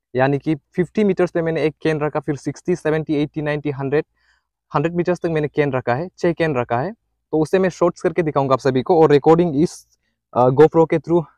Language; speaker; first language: Hindi; non-native, local second language; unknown